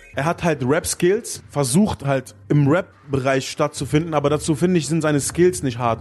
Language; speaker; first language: German; native; German